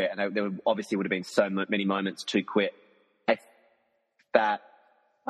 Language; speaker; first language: English; native; English